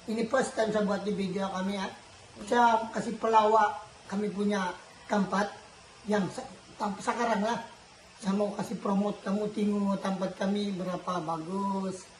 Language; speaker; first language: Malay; non-native, local second language; Filipino